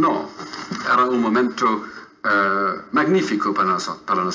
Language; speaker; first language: Spanish; non-native, fluent; English